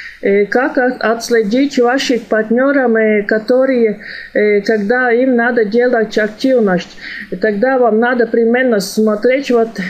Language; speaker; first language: Russian; non-native, fluent; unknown